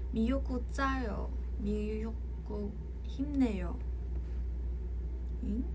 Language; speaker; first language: Korean; non-native, fluent; Cantonese